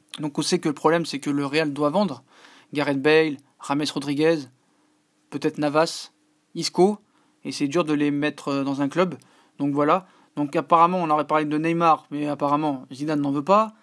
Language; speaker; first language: French; native; French